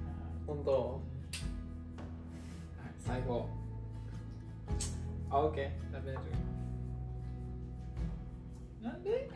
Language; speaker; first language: Japanese; non-native, learner; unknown